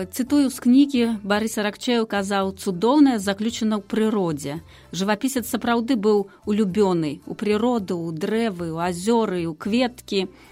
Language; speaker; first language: Belarusian; native; Belarusian